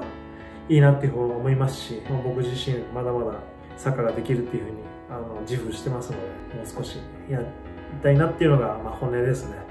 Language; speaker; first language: Japanese; native; Japanese